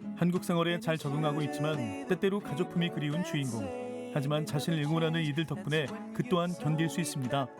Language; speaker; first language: Korean; native; Korean